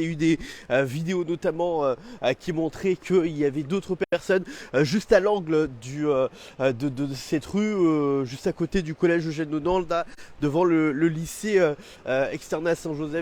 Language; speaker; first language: French; native; French